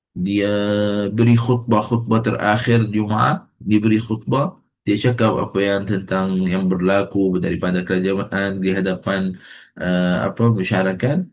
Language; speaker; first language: Malay; non-native, fluent; Arabic